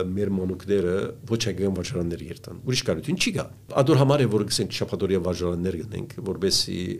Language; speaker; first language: Armenian; early bilingual, heritage; Armenian